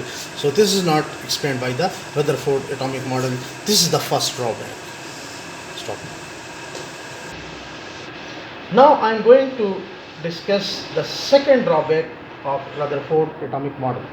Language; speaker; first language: English; non-native, local second language; Pashto